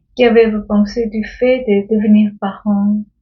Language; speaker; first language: French; non-native, learner; Korean